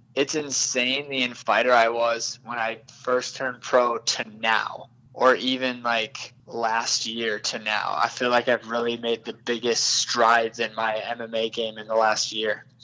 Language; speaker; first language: English; native; English